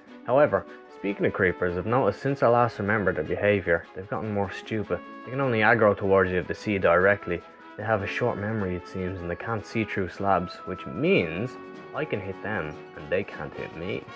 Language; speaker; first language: English; native; English